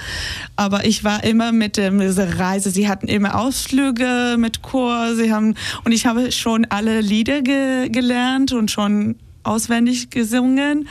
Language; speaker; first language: German; non-native, fluent; Hebrew